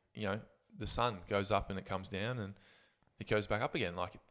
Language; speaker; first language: English; native; English